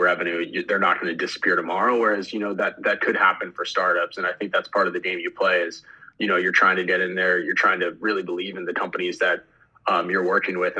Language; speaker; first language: English; native; English